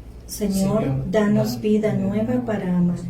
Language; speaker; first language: Spanish; native; Spanish